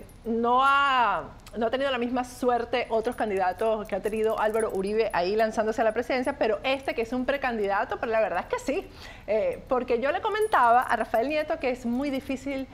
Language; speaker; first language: Spanish; native; Spanish